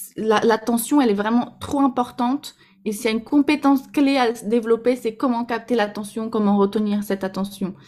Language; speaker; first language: French; non-native, fluent; Portuguese